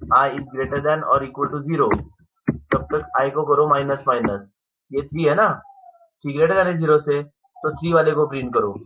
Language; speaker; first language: Hindi; non-native, local second language; Marathi